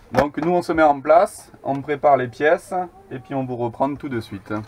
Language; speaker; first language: French; native; French